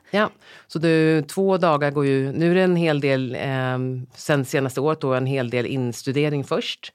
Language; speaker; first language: Swedish; native; Swedish